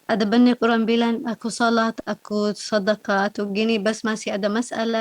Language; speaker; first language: Indonesian; non-native, learner; Arabic